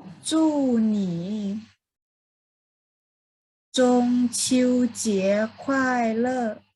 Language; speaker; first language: Chinese; non-native, fluent; Thai